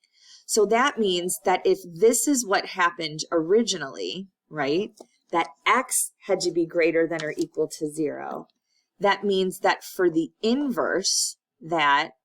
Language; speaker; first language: English; native; English